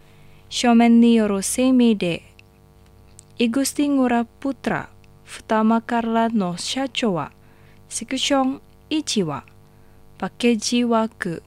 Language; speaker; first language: Japanese; non-native, fluent; Indonesian